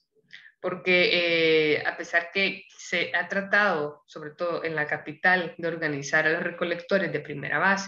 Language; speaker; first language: Spanish; native; Spanish